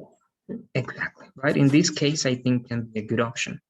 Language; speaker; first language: English; non-native, fluent; Spanish